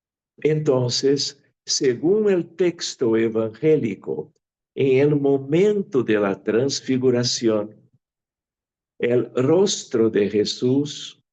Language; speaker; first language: Spanish; non-native, fluent; Portuguese